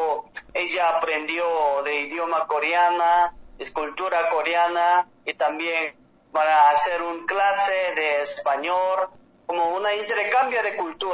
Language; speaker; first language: Spanish; non-native, learner; Korean